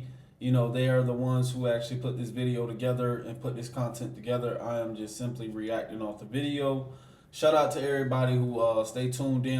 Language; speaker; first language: English; native; English